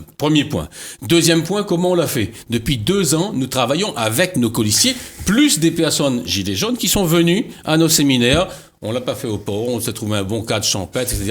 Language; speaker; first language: French; native; French